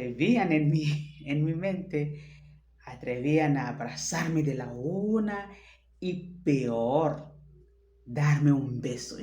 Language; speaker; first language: Spanish; non-native, fluent; French